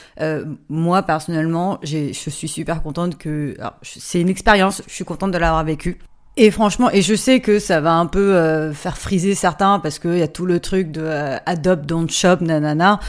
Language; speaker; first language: French; native; French